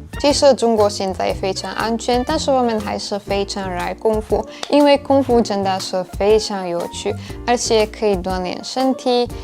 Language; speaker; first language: Chinese; non-native, fluent; Russian